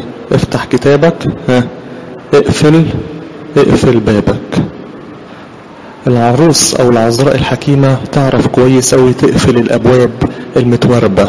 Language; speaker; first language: Arabic; native; Arabic